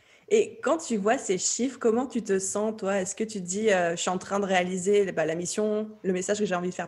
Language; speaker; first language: French; native; French